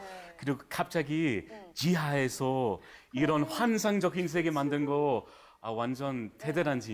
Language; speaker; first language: Korean; non-native, fluent; English